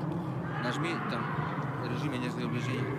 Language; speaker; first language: Russian; non-native, local second language; Yakut